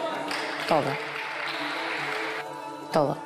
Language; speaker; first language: Spanish; non-native, fluent; Albanian